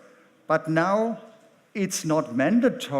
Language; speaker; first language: English; non-native, fluent; German